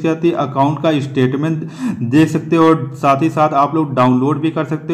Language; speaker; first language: Hindi; native; Hindi